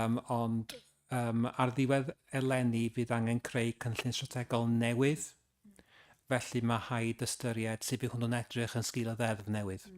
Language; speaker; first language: Welsh; native; Welsh